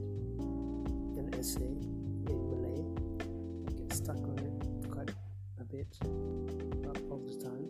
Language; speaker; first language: English; non-native, local second language; Malay